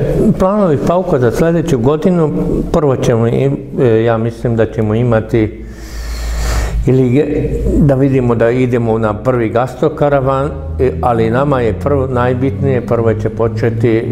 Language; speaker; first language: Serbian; non-native, local second language; Hungarian